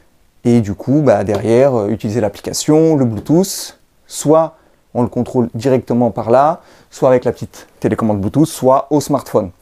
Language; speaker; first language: French; native; French